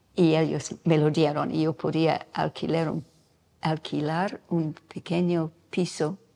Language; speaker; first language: Spanish; non-native, fluent; English